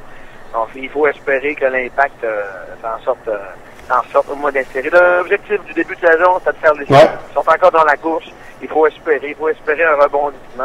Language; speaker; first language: French; native; French